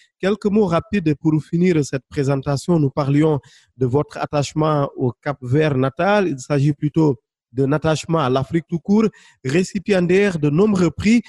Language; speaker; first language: French; non-native, local second language; Wolof